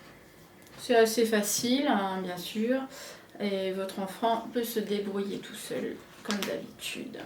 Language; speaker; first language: French; native; French